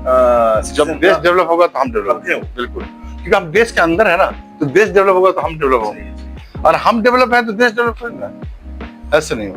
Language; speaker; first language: Hindi; native; Hindi